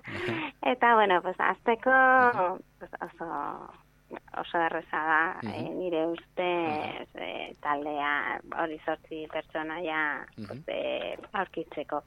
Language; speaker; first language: Basque; non-native, learner; Spanish